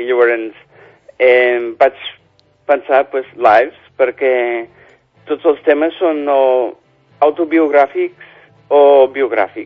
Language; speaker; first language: Catalan; non-native, fluent; English